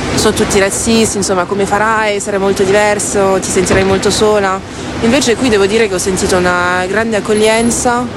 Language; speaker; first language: Italian; early bilingual, heritage; French